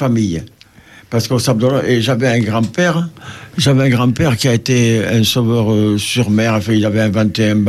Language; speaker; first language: French; native; French